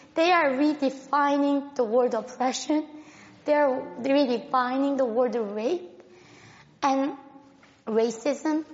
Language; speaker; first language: English; non-native, fluent; Korean